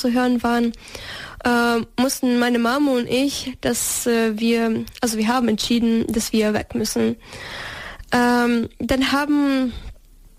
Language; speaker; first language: German; non-native, fluent; Ukrainian